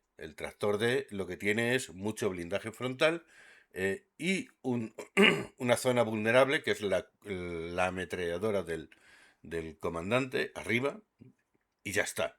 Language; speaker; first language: Spanish; native; Spanish